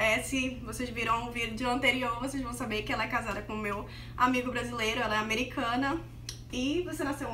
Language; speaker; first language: Portuguese; native; Portuguese